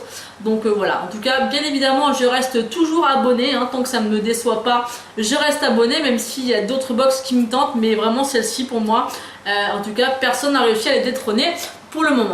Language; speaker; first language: French; native; French